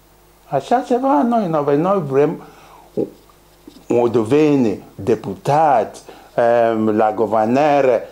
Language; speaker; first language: Romanian; non-native, learner; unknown